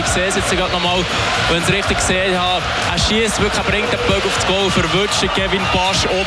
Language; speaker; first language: German; native; German